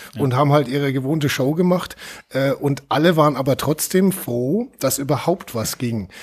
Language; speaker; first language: German; native; German